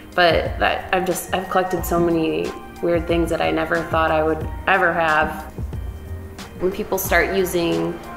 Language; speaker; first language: English; native; English